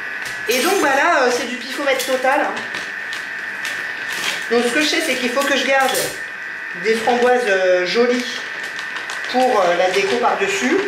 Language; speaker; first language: French; native; French